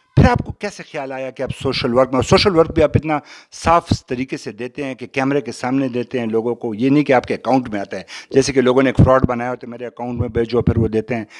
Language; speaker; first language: Urdu; non-native, local second language; Pashto